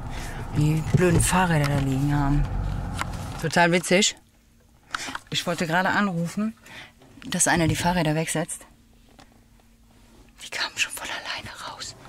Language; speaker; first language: German; native; German